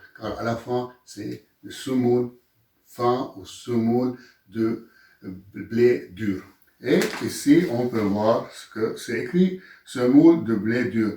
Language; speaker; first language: French; non-native, local second language; Arabic